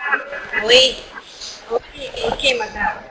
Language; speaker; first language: French; non-native, local second language; Arabic